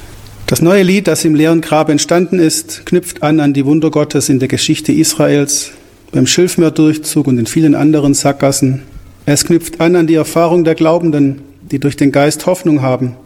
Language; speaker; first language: German; native; German